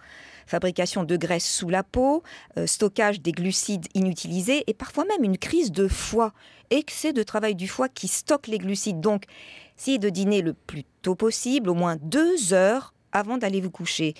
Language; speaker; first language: French; native; French